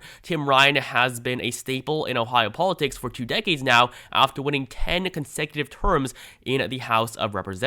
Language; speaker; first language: English; native; English